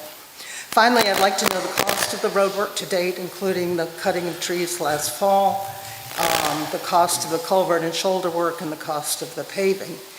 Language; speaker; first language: English; native; English